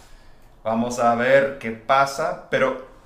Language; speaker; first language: Spanish; non-native, fluent; English